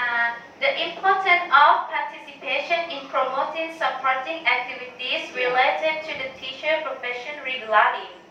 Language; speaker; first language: English; non-native, learner; Thai